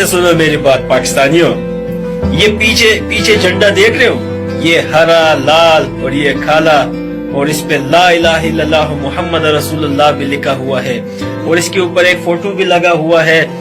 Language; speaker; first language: Hindi; non-native, fluent; Pashto